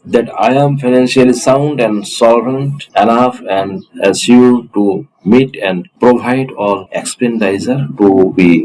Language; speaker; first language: English; non-native, local second language; Bangla